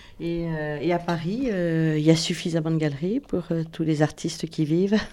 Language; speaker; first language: French; native; French